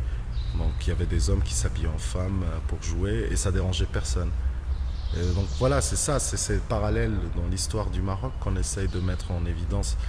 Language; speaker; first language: French; non-native, local second language; Arabic